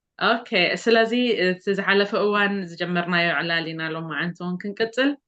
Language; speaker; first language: Tigrinya; native; Tigrinya